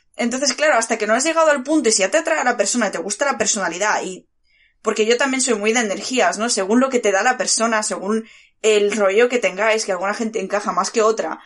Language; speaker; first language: Spanish; early bilingual, other home language; Bulgarian